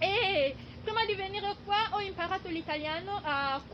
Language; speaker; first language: Italian; non-native, fluent; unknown